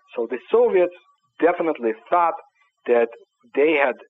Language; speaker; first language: English; non-native, fluent; Ukrainian